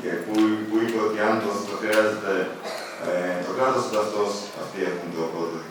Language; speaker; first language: Greek; native; Greek